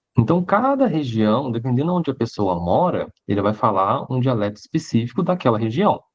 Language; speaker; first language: Portuguese; early bilingual, other home language; Hakka Chinese